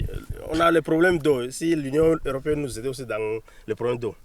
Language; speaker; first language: French; non-native, local second language; Fula